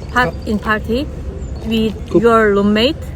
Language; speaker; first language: English; non-native, learner; Korean